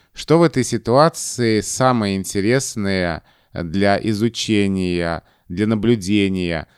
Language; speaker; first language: Russian; native; Russian